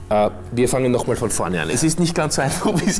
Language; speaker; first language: German; native; German